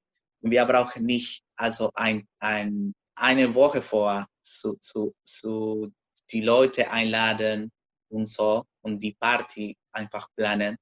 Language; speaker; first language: German; non-native, learner; Spanish